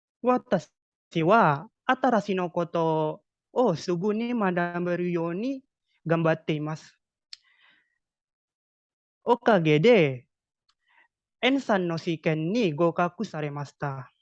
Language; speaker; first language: Japanese; non-native, learner; Indonesian